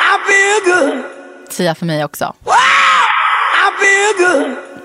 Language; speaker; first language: Swedish; native; Swedish